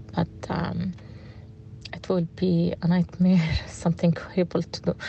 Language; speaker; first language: English; non-native, fluent; Arabic